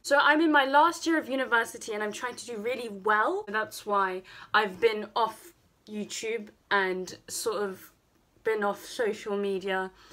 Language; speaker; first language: English; early bilingual, other home language; Turkish